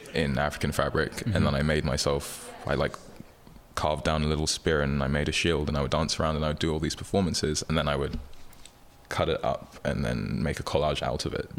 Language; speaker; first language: English; native; English